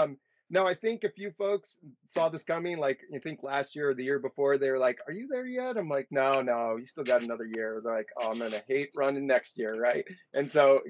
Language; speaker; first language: English; native; English